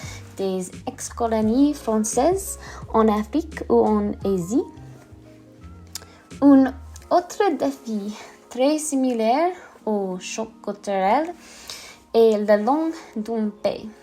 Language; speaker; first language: French; non-native, learner; English